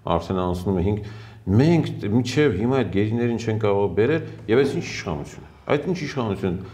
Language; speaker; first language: Armenian; native; Armenian